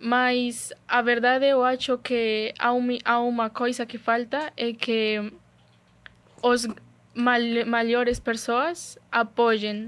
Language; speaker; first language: Portuguese; non-native, learner; Spanish